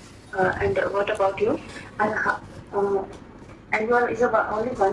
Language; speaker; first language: English; non-native, local second language; Hindi